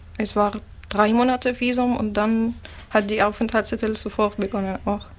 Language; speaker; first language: German; non-native, learner; Arabic